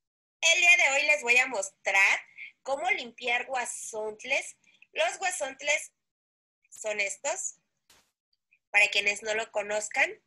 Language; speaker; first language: Spanish; native; Spanish